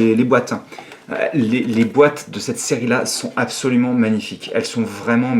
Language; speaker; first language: French; native; French